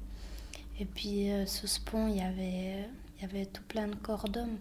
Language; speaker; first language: French; early bilingual, other home language; Bosnian